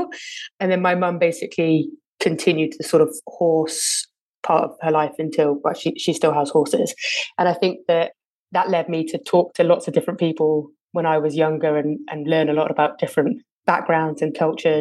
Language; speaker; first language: English; native; English